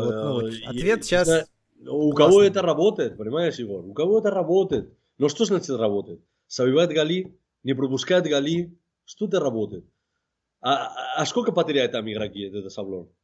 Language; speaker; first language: Russian; non-native, fluent; Spanish